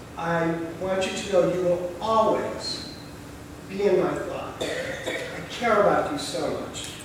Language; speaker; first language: English; native; English